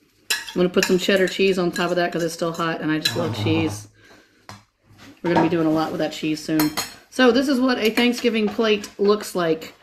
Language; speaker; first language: English; native; English